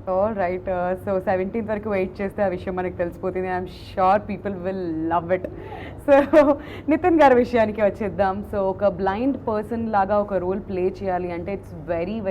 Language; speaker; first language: Telugu; native; Telugu